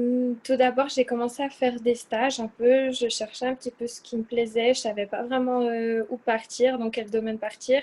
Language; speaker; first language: French; early bilingual, other home language; Portuguese